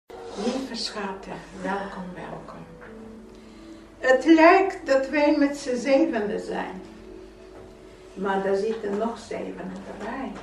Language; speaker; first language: Dutch; non-native, fluent; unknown